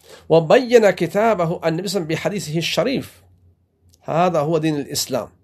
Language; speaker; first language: Arabic; non-native, fluent; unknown